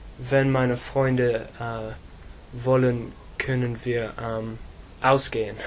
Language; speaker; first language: German; non-native, learner; English